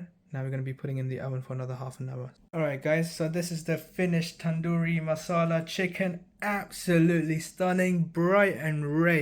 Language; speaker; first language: English; early bilingual, other home language; Tamil